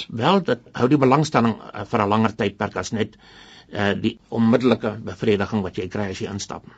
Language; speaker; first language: Afrikaans; non-native, local second language; English